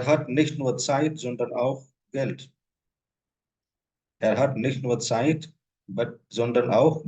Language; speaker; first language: German; non-native, fluent; Hindi